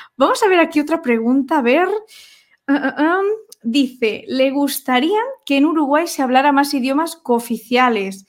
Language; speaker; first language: Spanish; native; Spanish